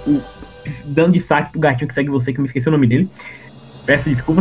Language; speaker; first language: Portuguese; native; Portuguese